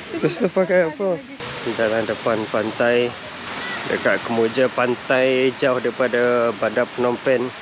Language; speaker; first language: Malay; non-native, fluent; Western Cham